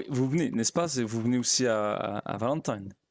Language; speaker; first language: French; native; French